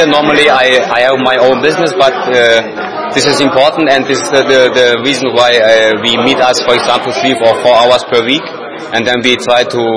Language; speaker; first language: English; non-native, learner; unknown